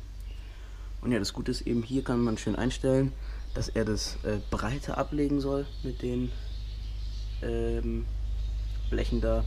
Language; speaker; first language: German; native; German